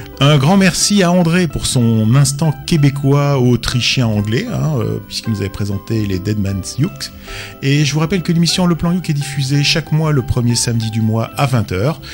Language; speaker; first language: French; native; French